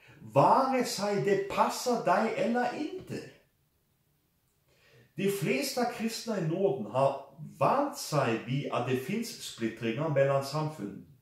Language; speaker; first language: Swedish; non-native, fluent; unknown